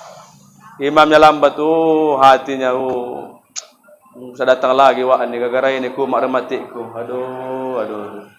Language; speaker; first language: Indonesian; native; Indonesian